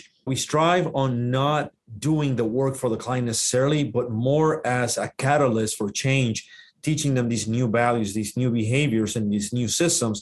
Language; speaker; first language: English; non-native, fluent; Spanish